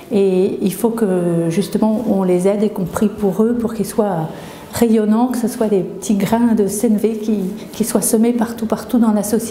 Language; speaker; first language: French; native; French